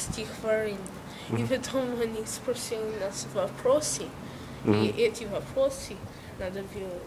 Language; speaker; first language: Russian; early bilingual, heritage; Russian